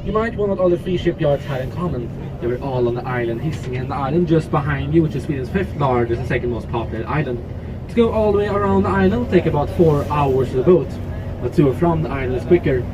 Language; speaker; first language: English; non-native, fluent; Swedish